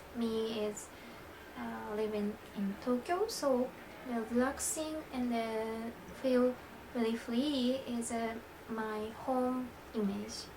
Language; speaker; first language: English; non-native, learner; Japanese